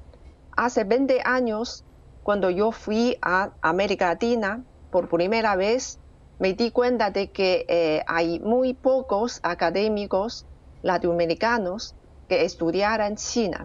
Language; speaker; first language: Spanish; non-native, fluent; Chinese